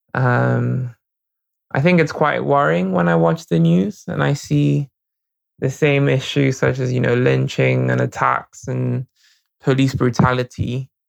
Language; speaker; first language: English; non-native, local second language; Yoruba